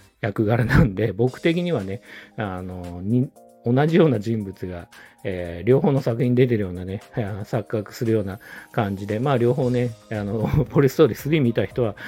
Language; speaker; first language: Japanese; native; Japanese